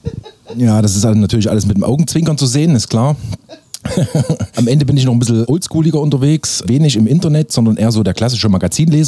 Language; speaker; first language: German; native; German